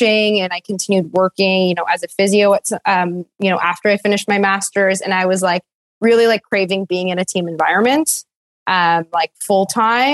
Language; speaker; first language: English; native; English